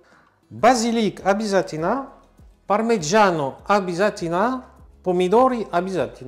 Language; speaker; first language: Russian; non-native, learner; French